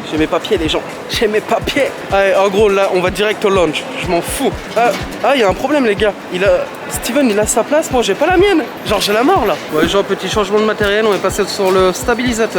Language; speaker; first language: French; native; French